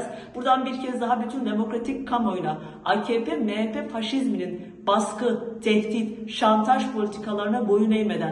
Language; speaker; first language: Turkish; native; Turkish